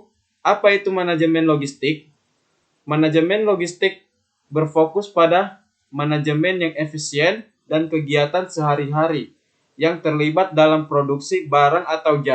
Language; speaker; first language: Indonesian; native; Indonesian